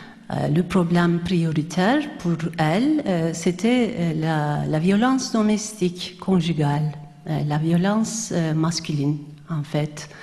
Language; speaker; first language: French; non-native, fluent; Turkish